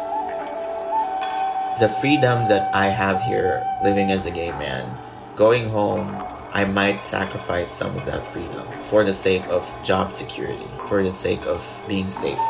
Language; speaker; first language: English; non-native, local second language; Filipino